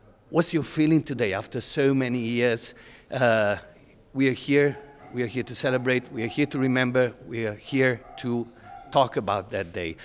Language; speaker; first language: English; non-native, fluent; Italian